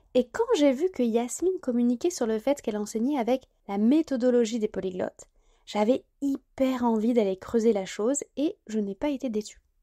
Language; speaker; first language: French; native; French